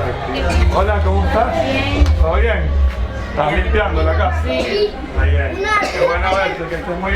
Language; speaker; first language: Spanish; native; Spanish